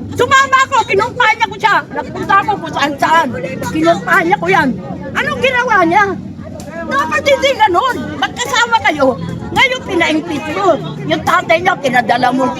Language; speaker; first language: Filipino; non-native, local second language; Iloko